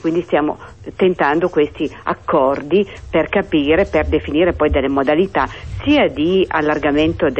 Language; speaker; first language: Italian; native; Italian